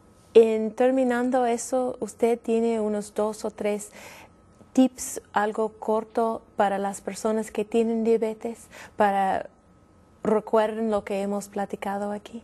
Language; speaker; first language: Spanish; non-native, fluent; English